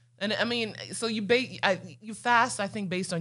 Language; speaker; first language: English; non-native, local second language; Akan